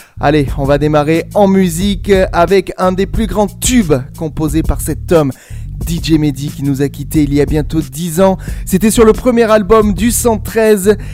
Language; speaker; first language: French; native; French